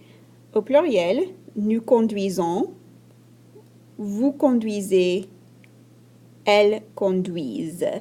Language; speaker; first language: French; non-native, fluent; English